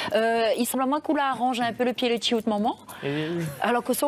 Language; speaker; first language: French; native; French